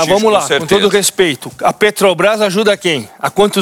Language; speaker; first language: Portuguese; native; Portuguese